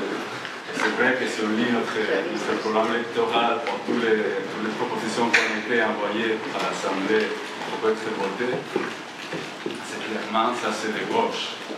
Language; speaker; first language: French; non-native, fluent; Spanish